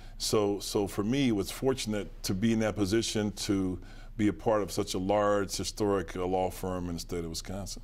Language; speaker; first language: English; native; English